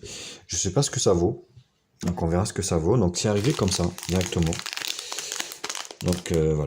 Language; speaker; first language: French; native; French